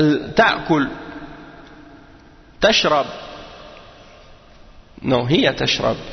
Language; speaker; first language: Arabic; non-native, fluent; French